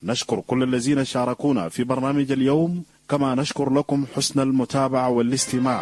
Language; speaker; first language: Arabic; native; Arabic